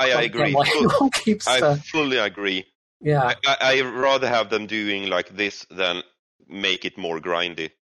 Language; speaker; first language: English; non-native, fluent; Swedish